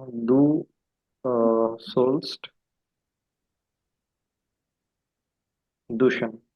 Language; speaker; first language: German; non-native, learner; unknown